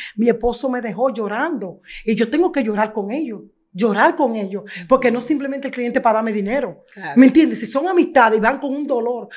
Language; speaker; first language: Spanish; native; Spanish